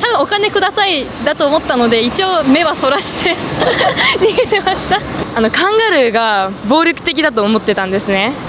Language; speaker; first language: Japanese; native; Japanese